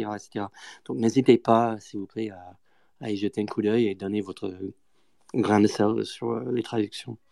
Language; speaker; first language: French; non-native, fluent; English